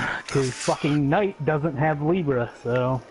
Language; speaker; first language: English; native; English